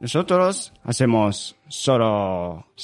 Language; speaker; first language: Spanish; non-native, learner; Japanese